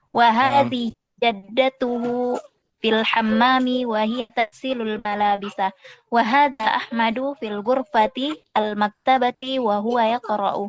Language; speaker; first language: Arabic; non-native, learner; Indonesian